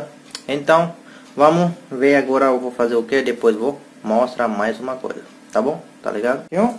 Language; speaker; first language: Portuguese; non-native, learner; Hindi